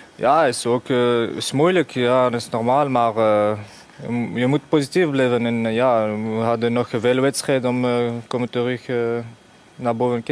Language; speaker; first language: Dutch; non-native, fluent; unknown